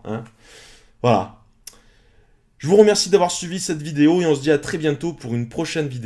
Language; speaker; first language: French; native; French